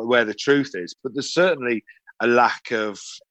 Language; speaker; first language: English; native; English